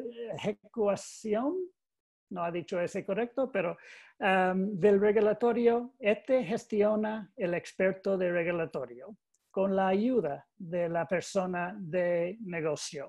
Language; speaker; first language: Spanish; non-native, learner; English